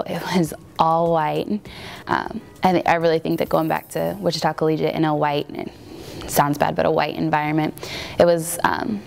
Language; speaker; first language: English; native; English